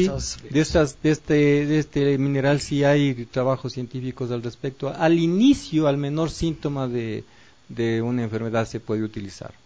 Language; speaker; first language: Spanish; native; Spanish